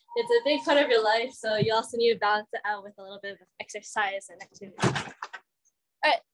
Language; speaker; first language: English; native; English